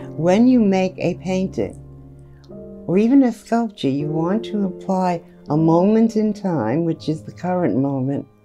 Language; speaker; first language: English; native; English